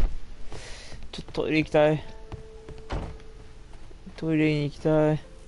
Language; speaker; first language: Japanese; native; Japanese